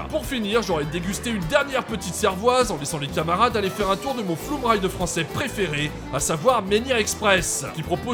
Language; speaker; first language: French; native; French